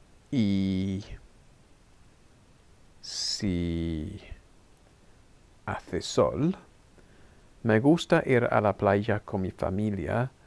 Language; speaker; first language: Spanish; non-native, fluent; English